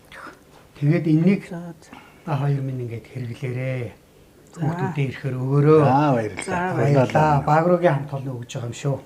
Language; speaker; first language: Mongolian; native; Mongolian